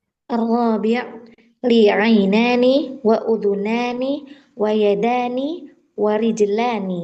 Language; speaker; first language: Arabic; non-native, learner; Indonesian